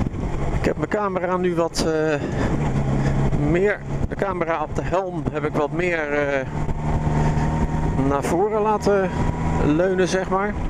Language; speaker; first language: Dutch; native; Dutch